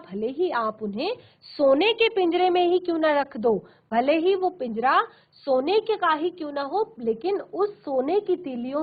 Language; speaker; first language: Hindi; native; Hindi